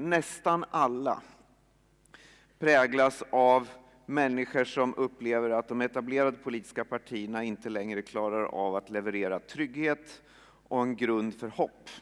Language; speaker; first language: Swedish; native; Swedish